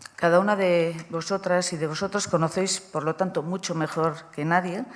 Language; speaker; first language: Spanish; native; Spanish